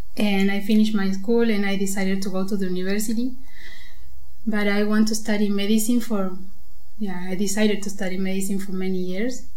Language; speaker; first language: English; non-native, learner; Spanish